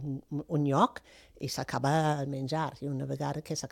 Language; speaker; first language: Catalan; non-native, fluent; English